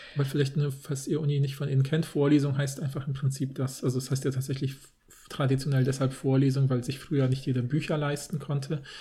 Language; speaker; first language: German; native; German